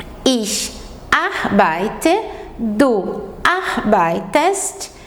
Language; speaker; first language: German; non-native, fluent; Portuguese